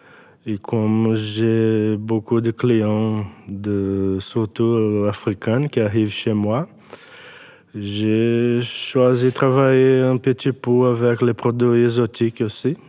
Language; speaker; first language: French; non-native, learner; Portuguese